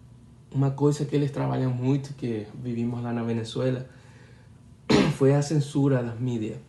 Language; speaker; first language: Portuguese; non-native, learner; Spanish